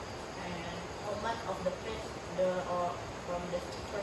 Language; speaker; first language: English; non-native, learner; Indonesian